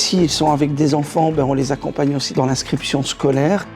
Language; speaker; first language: French; native; French